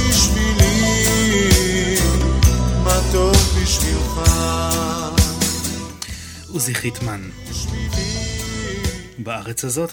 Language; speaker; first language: Hebrew; native; Hebrew